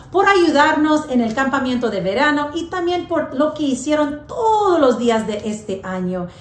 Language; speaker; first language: Spanish; early bilingual, heritage; English